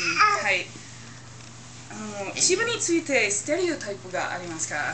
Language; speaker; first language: Japanese; non-native, learner; English